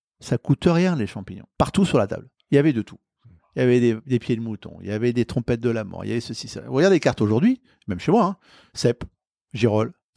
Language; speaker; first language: French; native; French